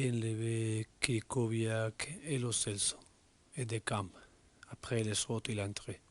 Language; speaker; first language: French; non-native, learner; Spanish